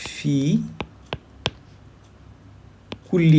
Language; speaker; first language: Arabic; non-native, fluent; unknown